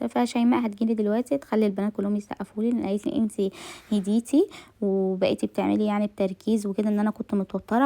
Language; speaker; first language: Arabic; native; Arabic